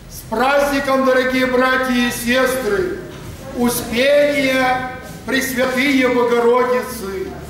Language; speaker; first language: Russian; non-native, local second language; Ukrainian